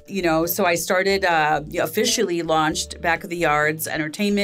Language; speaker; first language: English; native; English